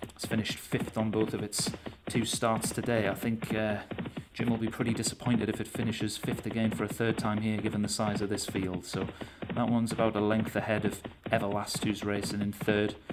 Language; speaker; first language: English; native; English